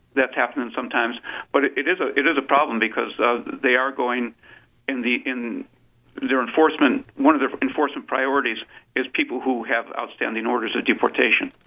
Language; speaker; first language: English; native; English